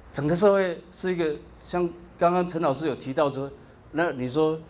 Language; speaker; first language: Chinese; native; Chinese